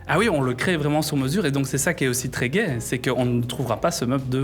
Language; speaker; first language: French; native; French